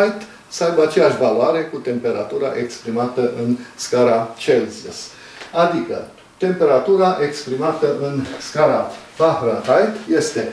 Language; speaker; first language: Romanian; native; Romanian